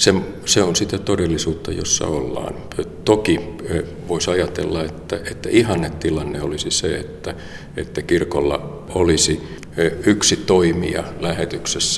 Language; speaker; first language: Finnish; native; Finnish